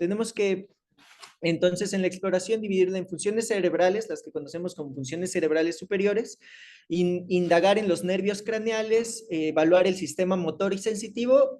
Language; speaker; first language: Spanish; native; Spanish